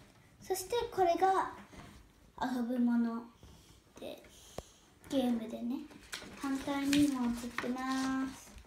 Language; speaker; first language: Japanese; early bilingual, heritage; Japanese